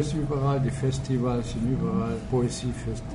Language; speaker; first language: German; non-native, fluent; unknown